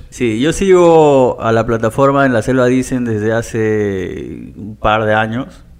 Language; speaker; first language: Spanish; native; Spanish